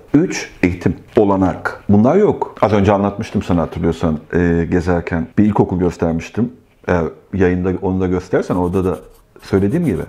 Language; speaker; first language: Turkish; native; Turkish